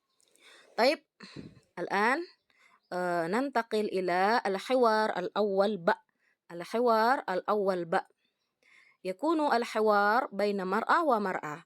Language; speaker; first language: Arabic; non-native, fluent; Indonesian